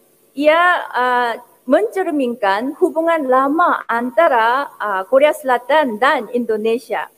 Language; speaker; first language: Indonesian; non-native, fluent; Korean